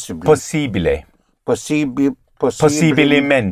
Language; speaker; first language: Italian; non-native, learner; English